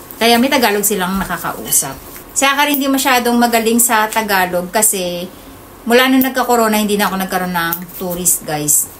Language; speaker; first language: Filipino; native; Filipino